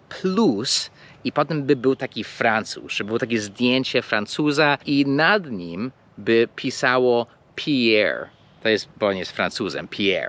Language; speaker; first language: Polish; early bilingual, heritage; English